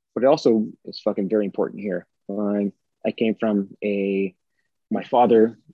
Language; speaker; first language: English; native; English